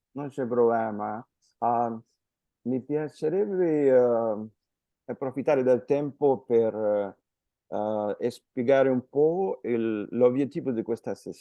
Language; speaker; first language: Italian; non-native, fluent; Spanish